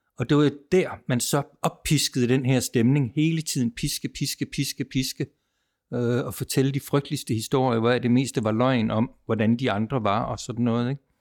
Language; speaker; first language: Danish; native; Danish